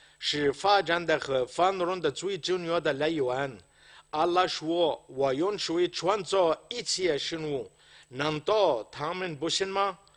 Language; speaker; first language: Chinese; non-native, fluent; Arabic